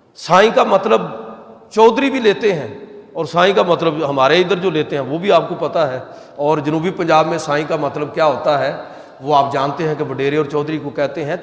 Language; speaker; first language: Urdu; non-native, local second language; Punjabi